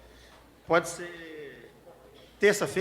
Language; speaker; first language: Portuguese; native; Portuguese